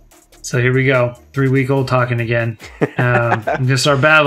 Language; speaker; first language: English; native; English